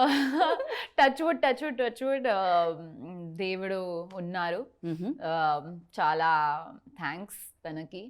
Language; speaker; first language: Telugu; non-native, learner; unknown